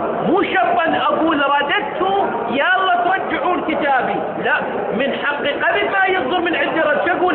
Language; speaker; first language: Arabic; native; Arabic